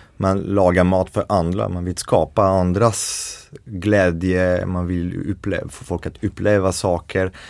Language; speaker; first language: Swedish; non-native, fluent; French